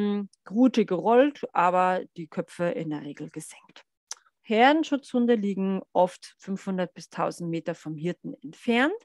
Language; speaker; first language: German; native; German